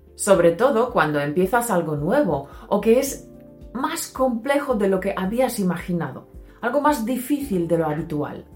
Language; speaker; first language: Spanish; non-native, fluent; Polish